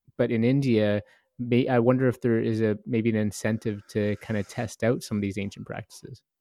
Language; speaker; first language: English; native; English